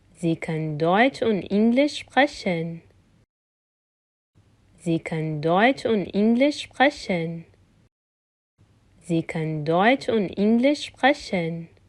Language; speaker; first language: German; non-native, fluent; Arabic